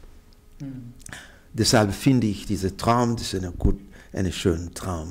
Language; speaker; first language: German; non-native, fluent; Arabic